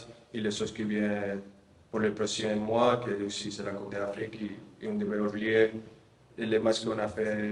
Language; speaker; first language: French; non-native, fluent; Spanish